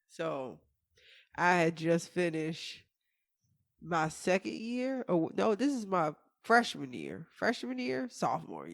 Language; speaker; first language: English; native; English